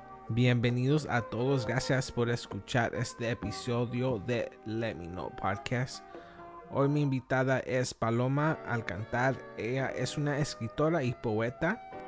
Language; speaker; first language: Spanish; native; Spanish